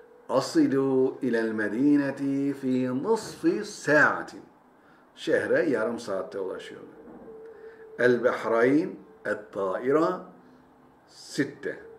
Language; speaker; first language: Arabic; non-native, fluent; Turkish